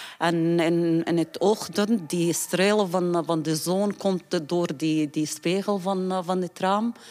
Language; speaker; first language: Dutch; non-native, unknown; Arabic